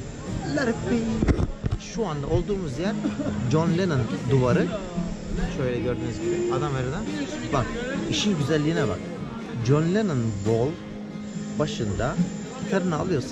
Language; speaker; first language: Turkish; native; Turkish